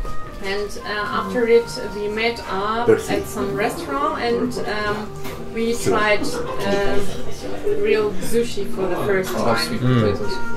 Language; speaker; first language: English; non-native, fluent; German